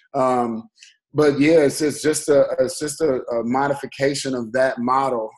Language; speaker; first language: English; native; English